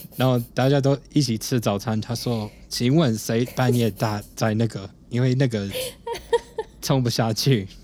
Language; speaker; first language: Chinese; non-native, fluent; English